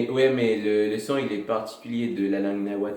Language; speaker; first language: French; non-native, fluent; Spanish